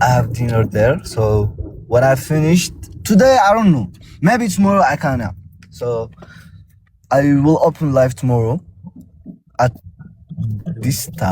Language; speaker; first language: English; non-native, learner; Amharic